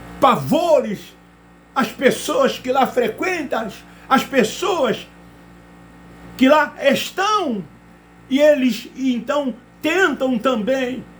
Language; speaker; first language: Portuguese; native; Portuguese